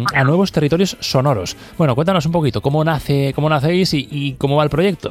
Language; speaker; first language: Spanish; native; Spanish